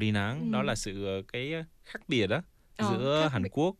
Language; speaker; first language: Vietnamese; non-native, fluent; Korean